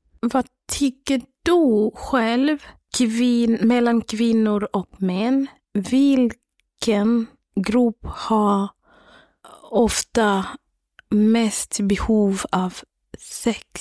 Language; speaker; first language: Swedish; non-native, learner; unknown